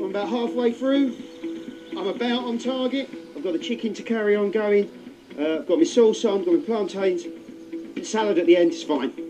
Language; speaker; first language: English; native; English